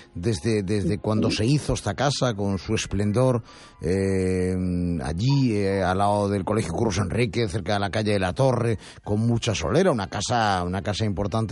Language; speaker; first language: Spanish; native; Spanish